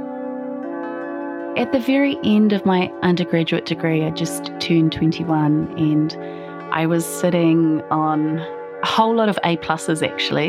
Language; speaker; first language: English; native; English